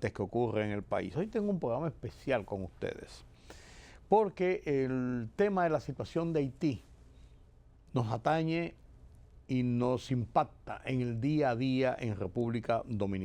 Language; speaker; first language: Spanish; native; Spanish